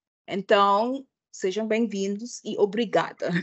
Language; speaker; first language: Portuguese; non-native, fluent; English